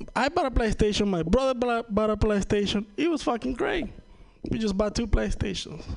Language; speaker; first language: English; non-native, fluent; Spanish